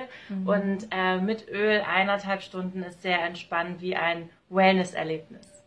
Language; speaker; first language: German; native; German